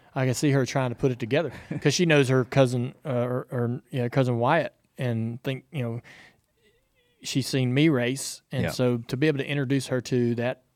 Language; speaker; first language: English; native; English